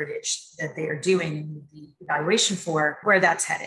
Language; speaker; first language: English; native; English